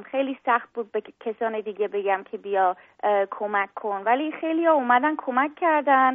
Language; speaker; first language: Persian; early bilingual, heritage; English